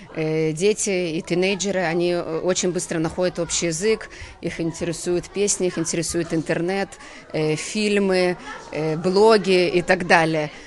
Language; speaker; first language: Russian; native; Russian